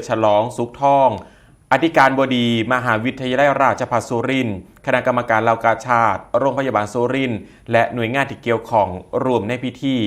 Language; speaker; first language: Thai; non-native, local second language; Northeastern Thai